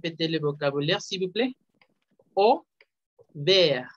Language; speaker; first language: French; non-native, fluent; Spanish